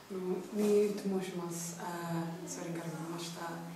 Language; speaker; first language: Japanese; non-native, learner; Swedish